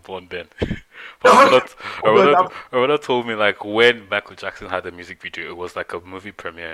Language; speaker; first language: English; non-native, local second language; Yoruba